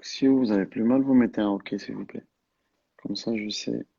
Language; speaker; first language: French; non-native, local second language; Arabic